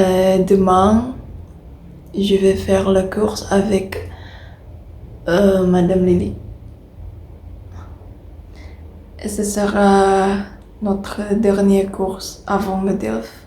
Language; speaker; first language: French; non-native, learner; Indonesian